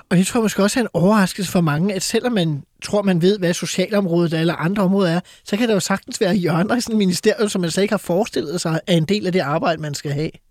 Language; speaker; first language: Danish; native; Danish